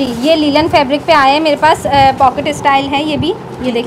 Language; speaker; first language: Urdu; native; Urdu